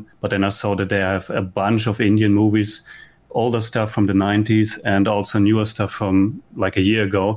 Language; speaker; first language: English; non-native, fluent; German